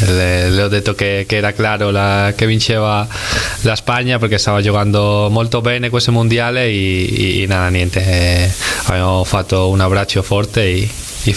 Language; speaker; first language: Italian; non-native, learner; Spanish